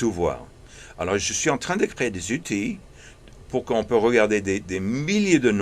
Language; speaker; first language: French; early bilingual, heritage; English